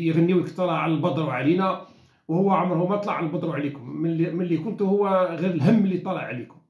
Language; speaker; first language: Arabic; native; Arabic